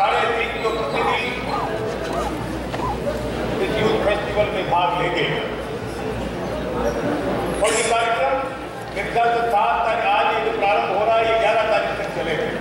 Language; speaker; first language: Hindi; native; Hindi